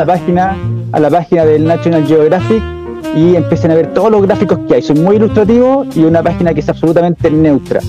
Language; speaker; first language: Spanish; native; Spanish